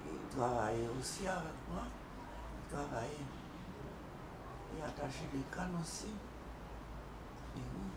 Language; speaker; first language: French; non-native, local second language; Guadeloupean Creole French